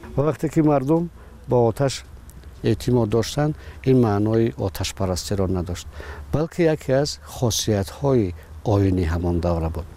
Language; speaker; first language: Persian; native; Persian